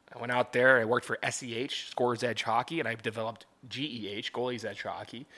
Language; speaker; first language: English; native; English